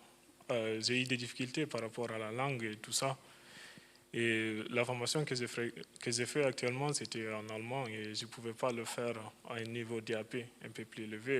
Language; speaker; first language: French; non-native, fluent; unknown